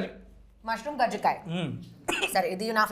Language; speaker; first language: Telugu; non-native, local second language; Hindi